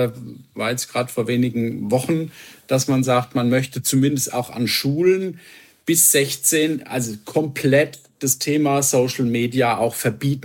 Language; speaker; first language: German; native; German